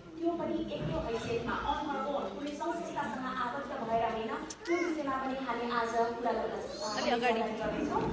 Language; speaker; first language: Nepali; early bilingual, heritage; Nepali